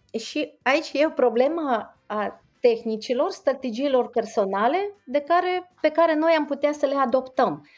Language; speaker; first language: Romanian; non-native, fluent; Russian